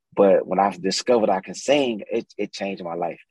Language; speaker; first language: English; native; English